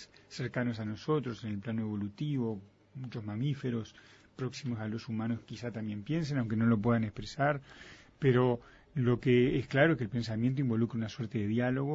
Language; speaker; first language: Spanish; native; Spanish